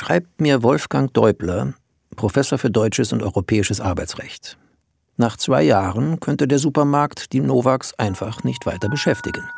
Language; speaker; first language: German; native; German